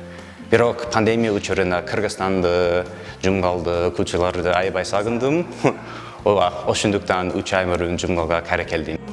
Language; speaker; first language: Kyrgyz; non-native, learner; English